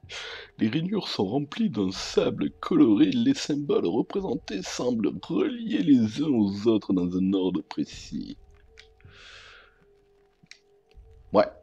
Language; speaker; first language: French; native; French